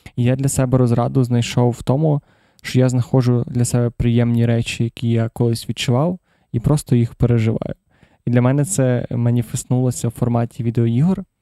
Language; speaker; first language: Ukrainian; non-native, local second language; Russian